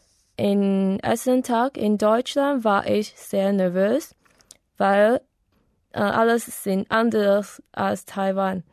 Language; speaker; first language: German; non-native, learner; Chinese